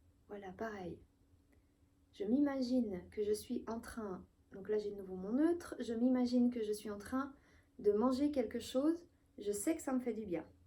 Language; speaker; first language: French; native; French